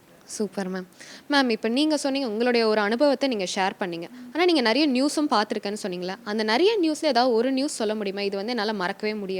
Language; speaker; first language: Tamil; native; Tamil